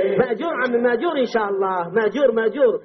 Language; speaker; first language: Arabic; native; Arabic